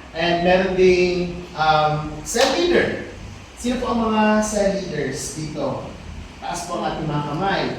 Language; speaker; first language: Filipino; non-native, local second language; Cebuano